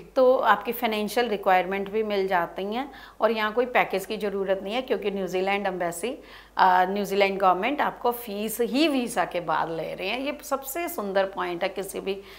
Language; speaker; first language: Hindi; non-native, local second language; Punjabi